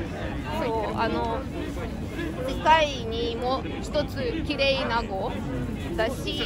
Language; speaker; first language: Japanese; non-native, learner; Russian